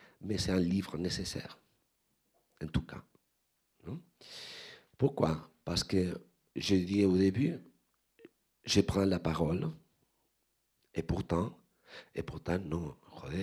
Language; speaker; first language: French; non-native, learner; Spanish